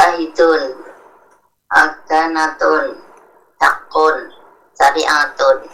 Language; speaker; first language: Arabic; non-native, learner; Indonesian